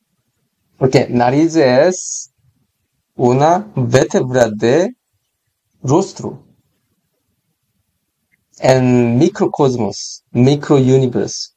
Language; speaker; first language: Spanish; non-native, learner; Korean